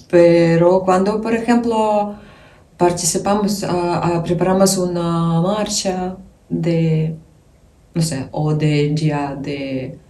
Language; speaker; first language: Spanish; non-native, fluent; Ukrainian